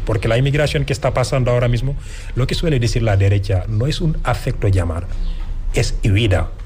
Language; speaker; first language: Spanish; non-native, fluent; Wolof